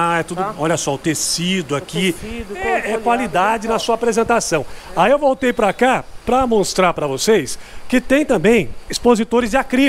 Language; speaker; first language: Portuguese; native; Portuguese